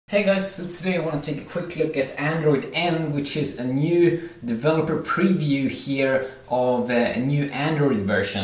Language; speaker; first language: English; non-native, fluent; Swedish